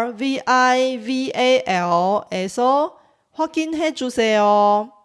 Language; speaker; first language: Korean; non-native, fluent; Chinese